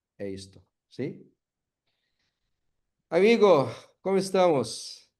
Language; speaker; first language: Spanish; non-native, learner; Portuguese